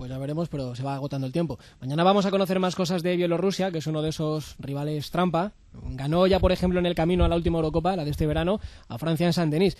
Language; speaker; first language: Spanish; native; Spanish